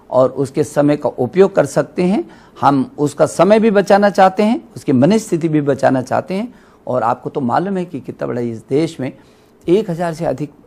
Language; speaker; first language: Hindi; native; Hindi